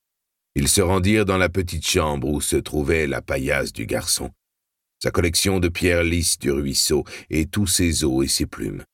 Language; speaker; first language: French; native; French